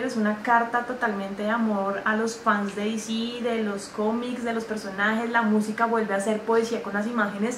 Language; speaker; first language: Spanish; native; Spanish